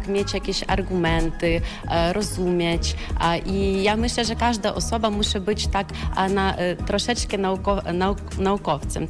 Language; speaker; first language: Polish; non-native, fluent; Ukrainian